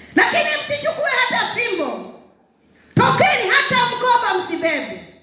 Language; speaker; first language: Swahili; non-native, local second language; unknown